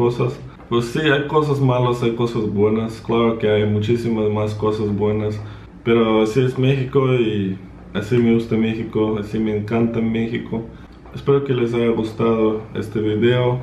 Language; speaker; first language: Spanish; non-native, fluent; Russian